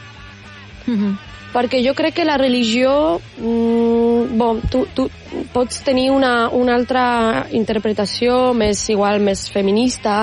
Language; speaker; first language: Catalan; non-native, local second language; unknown